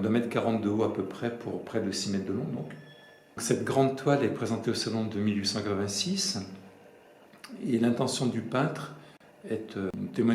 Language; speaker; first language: French; native; French